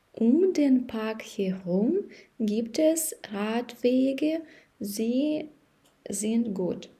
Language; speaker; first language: German; non-native, fluent; Ukrainian